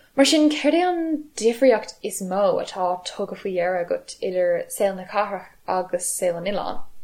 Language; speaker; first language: Irish; non-native, local second language; English